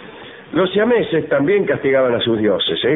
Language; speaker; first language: Spanish; native; Spanish